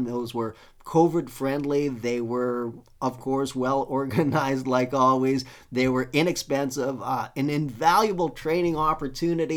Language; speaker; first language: English; native; English